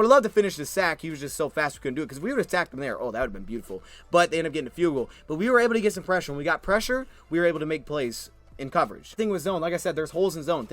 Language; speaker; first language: English; native; English